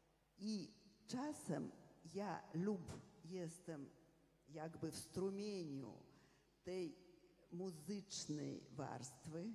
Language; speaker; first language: Polish; non-native, fluent; Russian